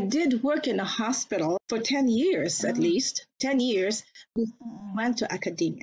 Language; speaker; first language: English; non-native, local second language; Filipino